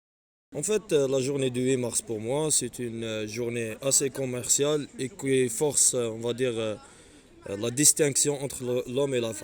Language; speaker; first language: French; non-native, local second language; Arabic